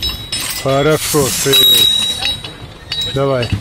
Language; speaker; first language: Russian; native; Russian